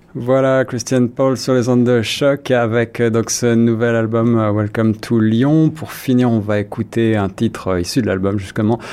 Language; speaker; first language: French; native; French